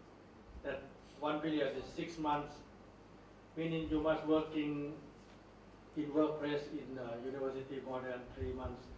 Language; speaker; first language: English; non-native, learner; Thai